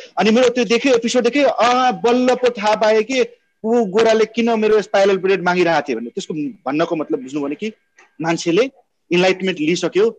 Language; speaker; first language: Nepali; non-native, local second language; Maithili